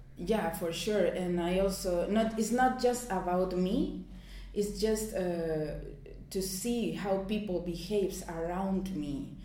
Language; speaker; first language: English; non-native, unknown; Spanish